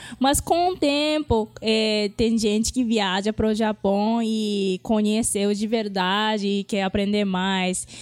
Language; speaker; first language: Portuguese; non-native, fluent; Japanese